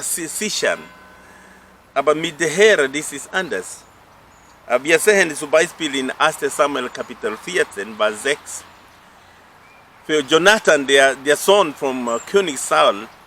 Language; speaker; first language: German; non-native, fluent; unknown